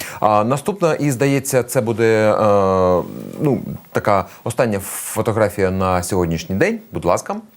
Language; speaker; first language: Ukrainian; native; Ukrainian